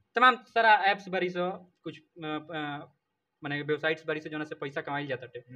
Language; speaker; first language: Bhojpuri; native; Bhojpuri